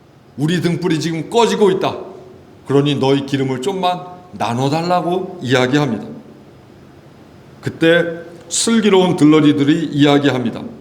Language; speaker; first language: Korean; native; Korean